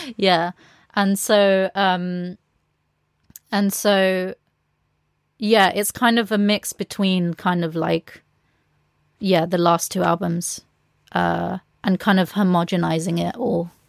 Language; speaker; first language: English; native; English